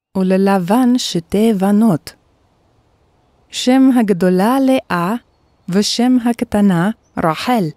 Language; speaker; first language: Hebrew; non-native, fluent; Korean